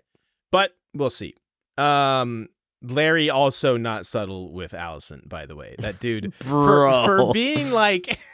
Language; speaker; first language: English; native; English